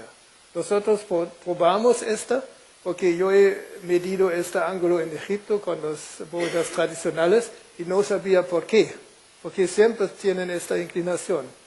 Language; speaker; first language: Spanish; non-native, fluent; German